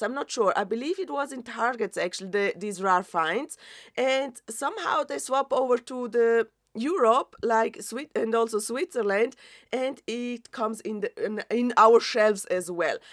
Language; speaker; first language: English; non-native, fluent; German